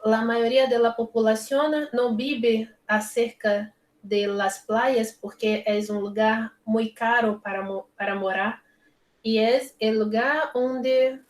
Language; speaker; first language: Spanish; non-native, learner; Portuguese